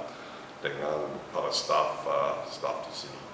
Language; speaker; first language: Indonesian; non-native, learner; English